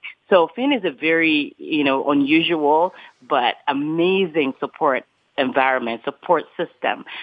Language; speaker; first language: English; non-native, local second language; Yoruba